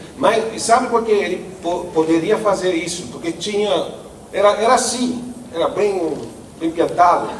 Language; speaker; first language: Portuguese; non-native, fluent; Italian